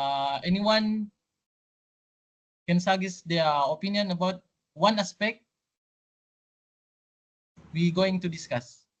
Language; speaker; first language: English; non-native, learner; Malay